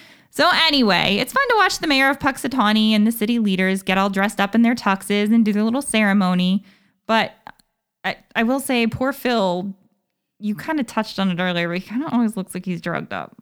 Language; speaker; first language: English; native; English